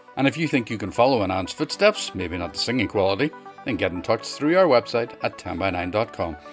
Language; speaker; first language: English; native; English